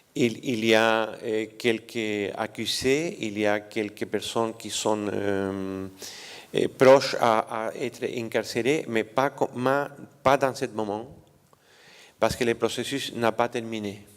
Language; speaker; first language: French; non-native, fluent; Spanish